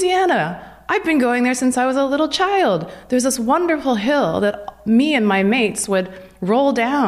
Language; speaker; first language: English; native; English